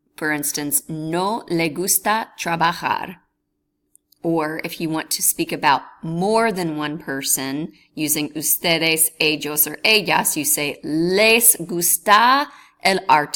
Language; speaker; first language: Spanish; non-native, fluent; English